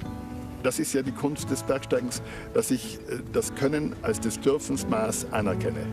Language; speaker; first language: German; native; German